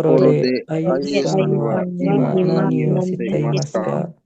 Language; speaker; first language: Japanese; non-native, learner; Indonesian